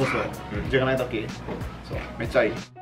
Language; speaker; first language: Japanese; non-native, fluent; Indonesian